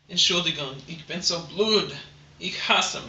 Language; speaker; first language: German; non-native, learner; English